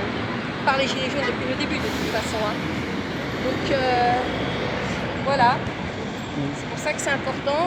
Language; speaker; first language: French; native; French